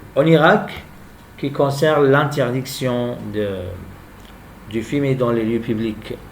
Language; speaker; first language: French; non-native, local second language; Arabic